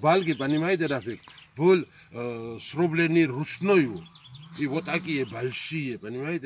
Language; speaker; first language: Russian; non-native, local second language; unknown